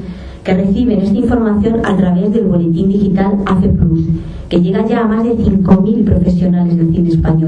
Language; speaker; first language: Spanish; native; Spanish